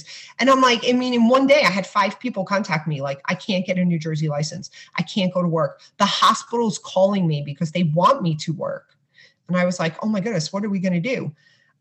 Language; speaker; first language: English; native; English